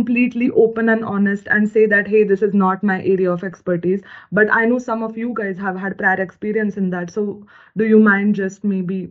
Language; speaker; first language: English; non-native, local second language; Marathi